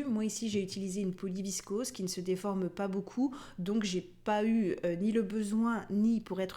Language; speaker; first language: French; native; French